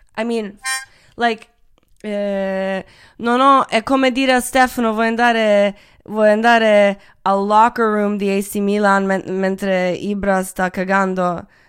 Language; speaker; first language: Italian; non-native, fluent; Croatian